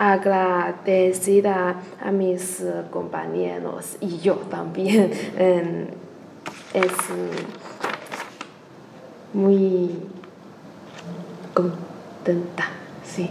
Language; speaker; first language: Spanish; non-native, learner; Chinese